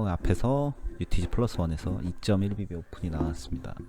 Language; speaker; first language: Korean; native; Korean